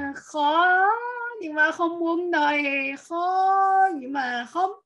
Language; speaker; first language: Vietnamese; non-native, learner; French